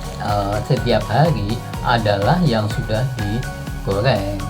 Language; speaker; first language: Indonesian; non-native, local second language; Dutch